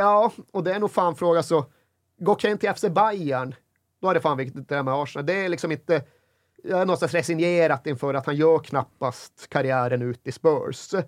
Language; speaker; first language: Swedish; native; Swedish